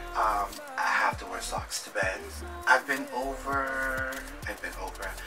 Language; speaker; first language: English; native; English